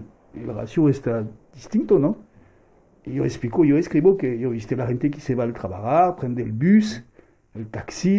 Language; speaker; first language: Spanish; non-native, fluent; French